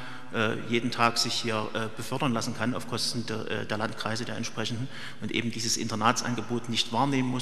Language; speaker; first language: German; native; German